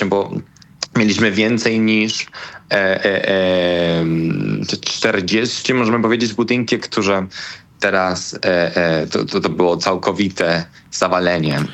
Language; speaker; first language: Polish; non-native, learner; Spanish